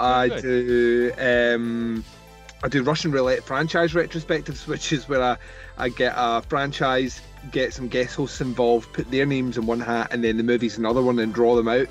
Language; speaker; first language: English; native; English